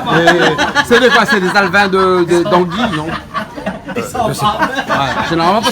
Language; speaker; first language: French; native; French